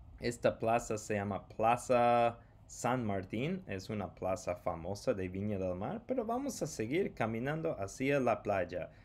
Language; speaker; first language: Spanish; non-native, fluent; English